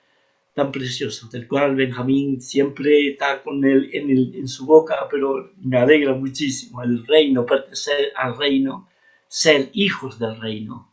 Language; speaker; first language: Spanish; native; Spanish